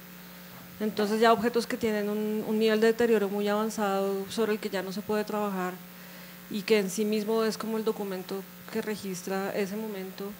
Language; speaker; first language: Spanish; native; Spanish